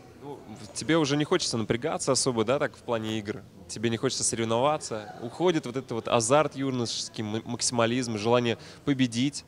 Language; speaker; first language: Russian; native; Russian